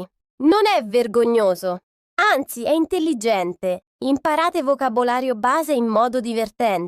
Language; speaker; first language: Italian; non-native, fluent; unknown